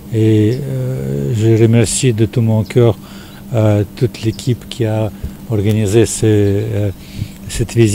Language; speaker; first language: French; non-native, fluent; Russian